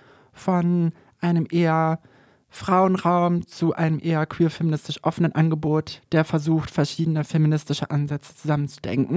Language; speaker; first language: German; native; German